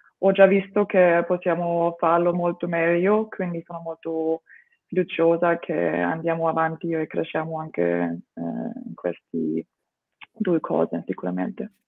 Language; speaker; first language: Italian; non-native, fluent; German